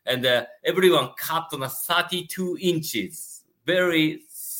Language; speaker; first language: English; non-native, learner; Japanese